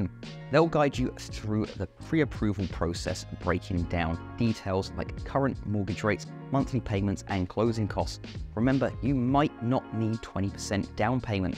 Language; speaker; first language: English; native; English